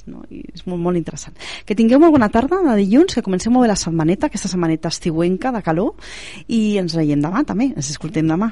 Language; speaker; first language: Catalan; native; Catalan